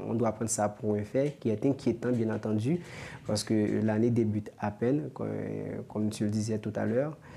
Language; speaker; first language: French; non-native, local second language; Haitian Creole